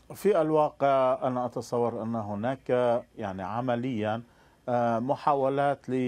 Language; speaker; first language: Arabic; non-native, fluent; Persian